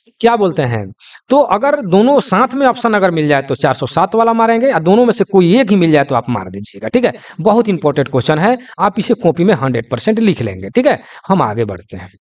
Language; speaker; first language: Hindi; native; Hindi